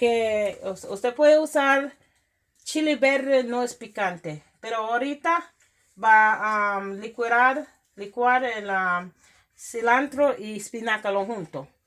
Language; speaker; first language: Spanish; non-native, learner; English